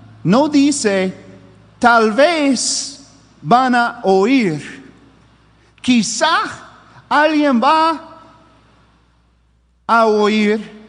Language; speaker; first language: Spanish; non-native, fluent; English